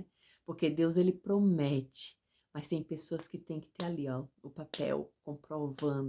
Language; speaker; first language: Portuguese; native; Portuguese